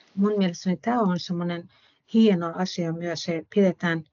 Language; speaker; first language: Finnish; non-native, fluent; Persian